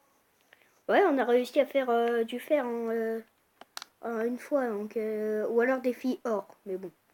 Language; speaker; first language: French; native; French